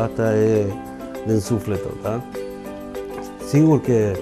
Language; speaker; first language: Romanian; non-native, learner; Spanish